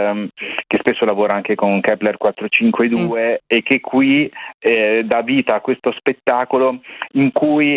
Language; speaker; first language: Italian; native; Italian